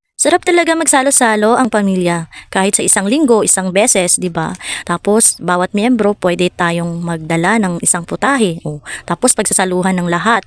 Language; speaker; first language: Filipino; non-native, local second language; Cebuano